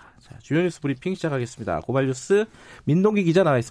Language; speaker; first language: Korean; native; Korean